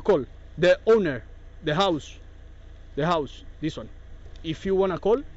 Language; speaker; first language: English; non-native, learner; Italian